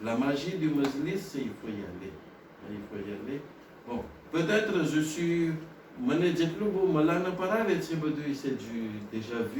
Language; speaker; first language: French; non-native, local second language; Gujarati